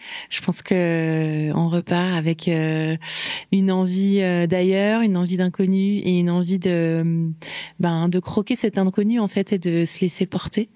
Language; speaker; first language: French; native; French